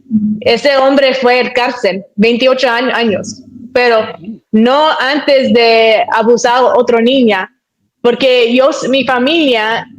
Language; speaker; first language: Spanish; early bilingual, heritage; Spanish